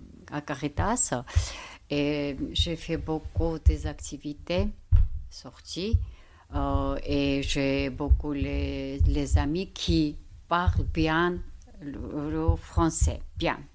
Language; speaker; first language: French; non-native, learner; Georgian